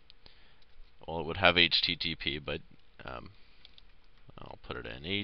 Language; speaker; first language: English; native; English